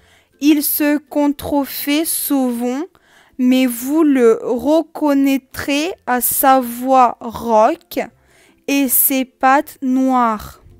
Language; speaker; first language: French; non-native, fluent; Russian